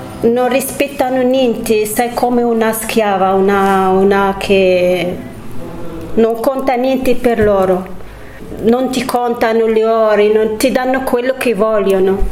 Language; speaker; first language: Italian; non-native, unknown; Arabic